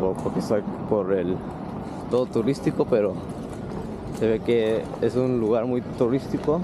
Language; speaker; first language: Spanish; early bilingual, heritage; Spanish